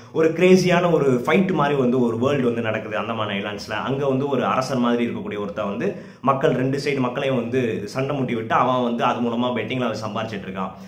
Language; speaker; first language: Tamil; native; Tamil